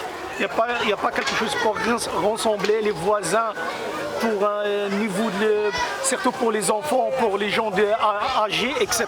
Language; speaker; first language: French; non-native, fluent; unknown